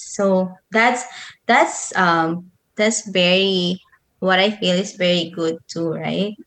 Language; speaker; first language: English; non-native, local second language; Filipino